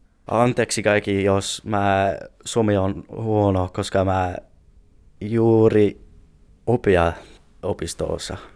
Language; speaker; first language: Finnish; non-native, learner; English